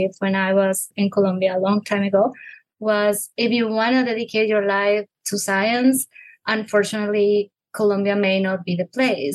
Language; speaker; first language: English; non-native, fluent; Spanish